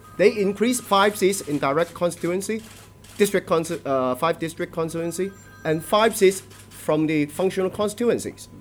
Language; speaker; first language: English; non-native, local second language; Cantonese